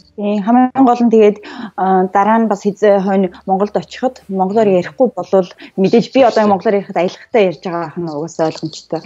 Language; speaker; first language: Mongolian; early bilingual, heritage; Mongolian